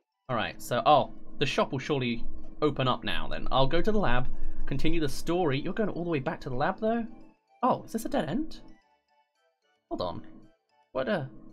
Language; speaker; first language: English; native; English